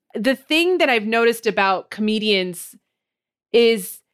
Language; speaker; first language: English; native; English